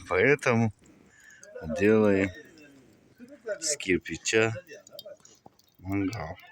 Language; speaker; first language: Russian; non-native, learner; Tajik